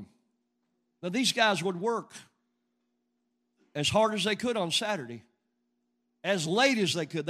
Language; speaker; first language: English; native; English